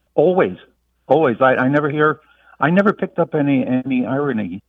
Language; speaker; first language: English; native; English